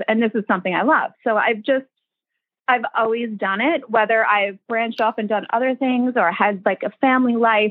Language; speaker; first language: English; native; English